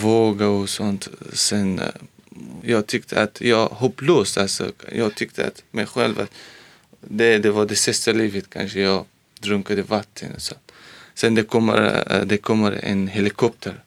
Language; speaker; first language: Swedish; non-native, learner; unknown